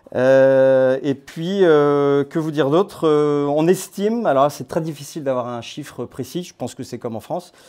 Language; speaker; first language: French; native; French